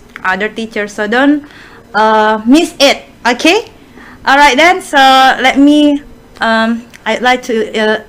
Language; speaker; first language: English; non-native, fluent; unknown